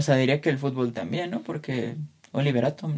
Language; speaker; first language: Spanish; native; Spanish